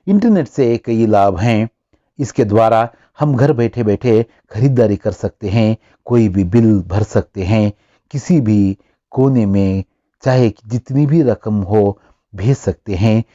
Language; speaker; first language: Hindi; non-native, local second language; Kannada